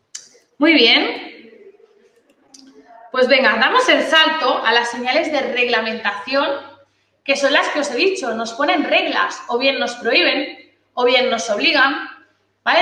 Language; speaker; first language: Spanish; native; Spanish